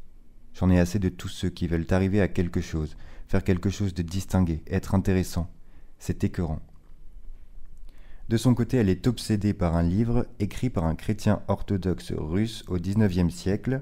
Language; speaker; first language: French; native; French